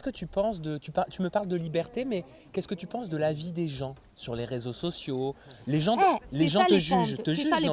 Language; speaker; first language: French; native; French